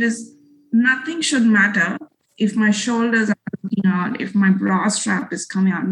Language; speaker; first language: English; non-native, local second language; Bangla